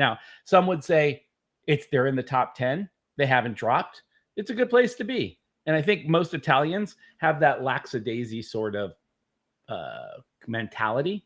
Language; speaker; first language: English; native; English